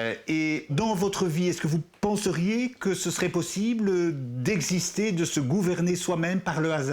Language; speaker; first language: French; native; French